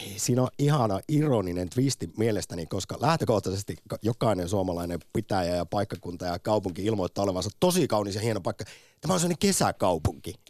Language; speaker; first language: Finnish; native; Finnish